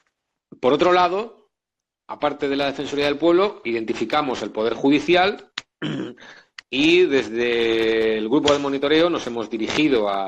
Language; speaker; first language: Spanish; native; Spanish